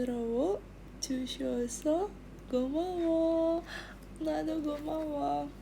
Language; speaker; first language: Korean; non-native, learner; Indonesian